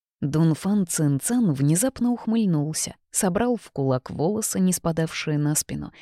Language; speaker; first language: Russian; native; Russian